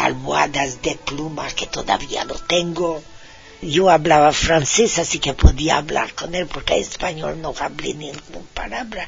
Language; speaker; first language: Spanish; non-native, fluent; Hungarian